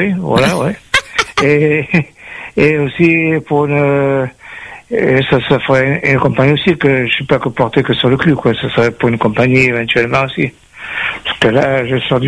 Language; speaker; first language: French; native; French